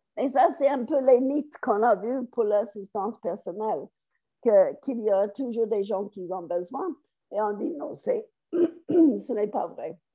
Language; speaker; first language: French; non-native, fluent; English